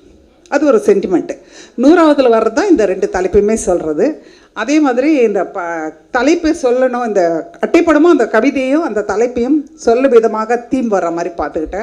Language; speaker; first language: Tamil; native; Tamil